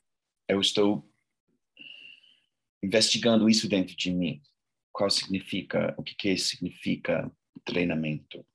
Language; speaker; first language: Portuguese; non-native, learner; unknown